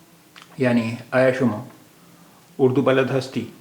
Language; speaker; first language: Persian; non-native, fluent; Urdu